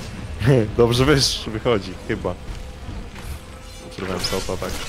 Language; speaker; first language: Polish; native; Polish